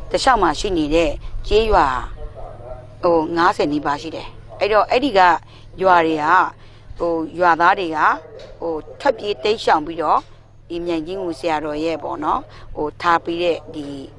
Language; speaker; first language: Burmese; non-native, local second language; Karen languages